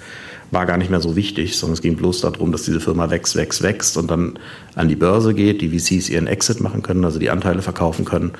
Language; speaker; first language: German; native; German